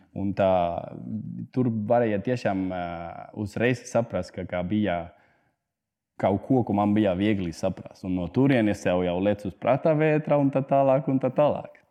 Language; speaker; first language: Latvian; non-native, fluent; Spanish